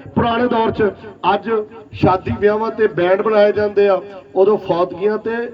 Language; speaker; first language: Urdu; non-native, local second language; Punjabi